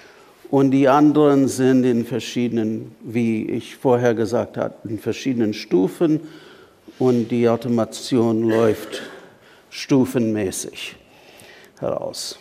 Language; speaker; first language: German; non-native, fluent; English